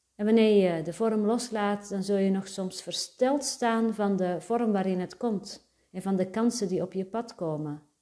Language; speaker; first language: Dutch; native; Dutch